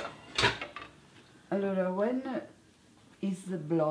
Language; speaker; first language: English; non-native, learner; Italian